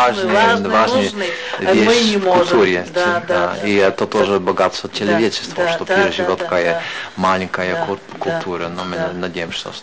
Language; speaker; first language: Russian; non-native, fluent; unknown